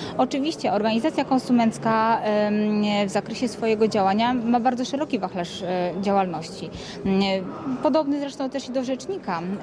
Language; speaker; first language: Polish; native; Polish